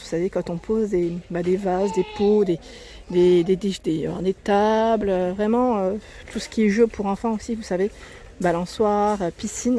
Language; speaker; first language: French; native; French